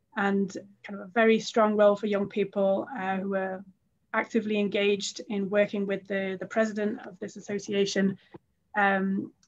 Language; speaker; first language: English; native; English